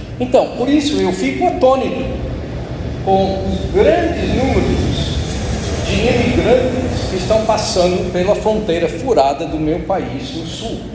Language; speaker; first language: Portuguese; non-native, fluent; English